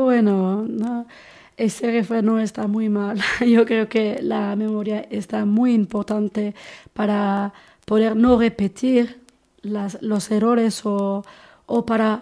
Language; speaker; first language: Spanish; non-native, fluent; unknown